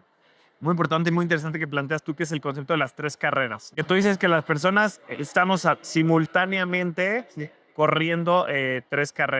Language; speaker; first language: Spanish; native; Spanish